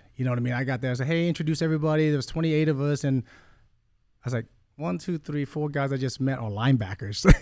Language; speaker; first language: English; early bilingual, other home language; Vietnamese